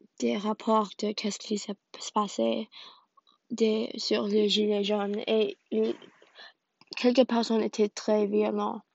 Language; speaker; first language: French; non-native, learner; English